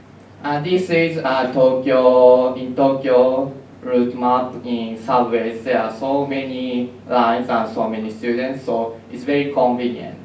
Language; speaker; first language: English; non-native, learner; Japanese